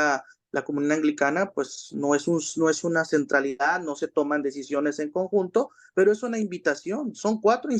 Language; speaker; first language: Spanish; native; Spanish